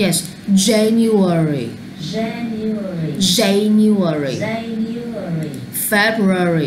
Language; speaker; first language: English; non-native, learner; Vietnamese